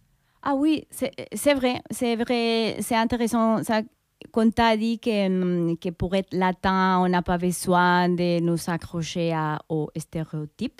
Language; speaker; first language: French; non-native, fluent; Spanish